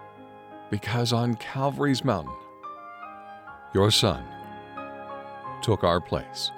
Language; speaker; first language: English; native; English